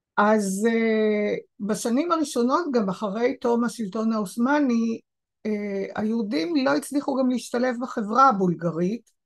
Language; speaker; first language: Hebrew; native; Hebrew